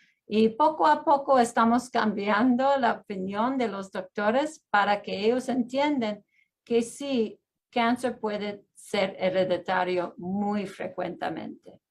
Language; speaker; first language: Spanish; non-native, fluent; English